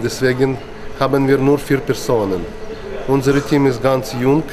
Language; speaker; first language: German; non-native, learner; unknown